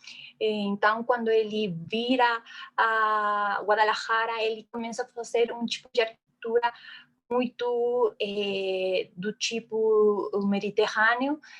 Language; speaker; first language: Portuguese; non-native, fluent; Spanish